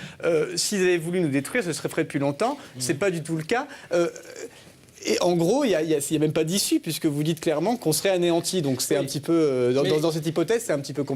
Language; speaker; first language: French; native; French